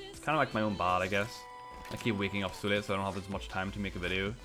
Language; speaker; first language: English; native; English